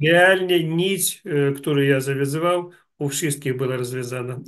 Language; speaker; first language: Polish; non-native, learner; Russian